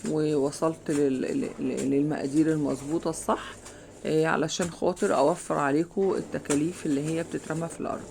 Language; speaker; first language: Arabic; native; Arabic